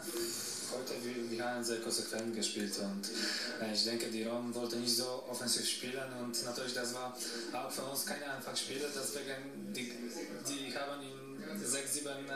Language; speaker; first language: German; non-native, fluent; Polish